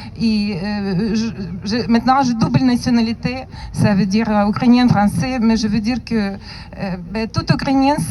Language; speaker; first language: French; non-native, learner; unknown